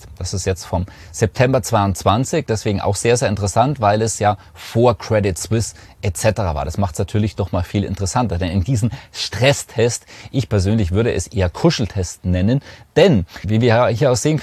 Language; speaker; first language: German; native; German